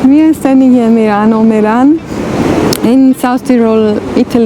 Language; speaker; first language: English; non-native, learner; German